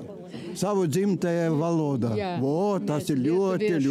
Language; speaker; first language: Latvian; non-native, local second language; Lithuanian